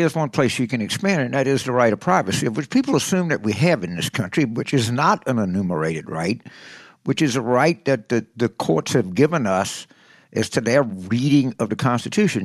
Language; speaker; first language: English; native; English